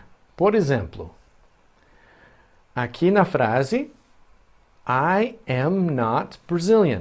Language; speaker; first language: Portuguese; non-native, fluent; English